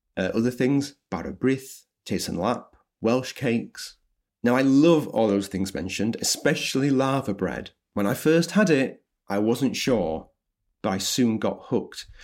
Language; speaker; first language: English; native; English